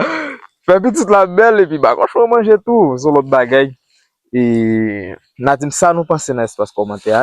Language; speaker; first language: French; non-native, learner; Haitian Creole